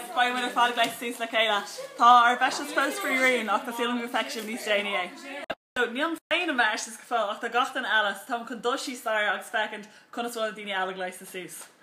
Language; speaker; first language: Irish; non-native, local second language; English